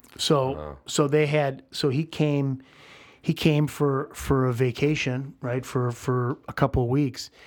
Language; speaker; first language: English; native; English